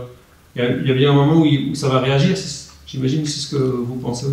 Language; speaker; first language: French; native; French